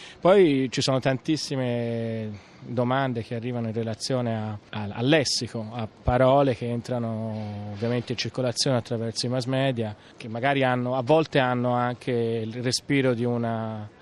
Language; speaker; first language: Italian; native; Italian